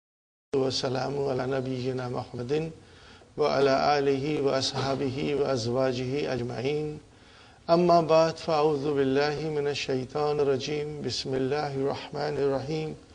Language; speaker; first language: Arabic; non-native, fluent; Urdu